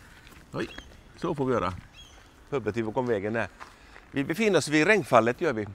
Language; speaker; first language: Swedish; native; Swedish